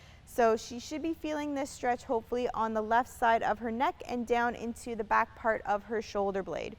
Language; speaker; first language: English; native; English